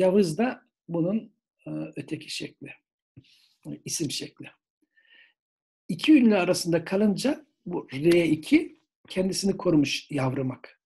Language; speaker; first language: Turkish; native; Turkish